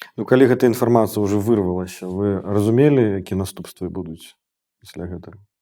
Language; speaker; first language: Belarusian; non-native, local second language; Russian